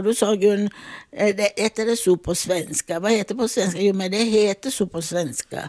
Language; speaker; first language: Swedish; non-native, fluent; Italian